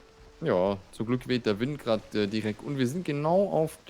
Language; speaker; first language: German; native; German